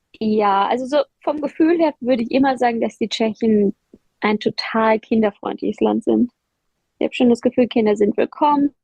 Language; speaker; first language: German; native; German